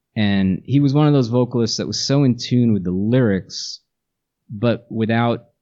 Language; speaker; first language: English; native; English